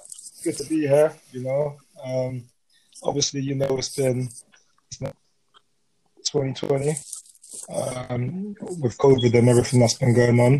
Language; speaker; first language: English; native; English